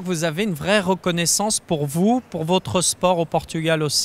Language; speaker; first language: French; native; French